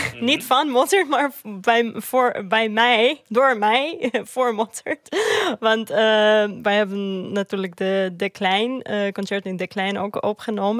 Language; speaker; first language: Dutch; non-native, fluent; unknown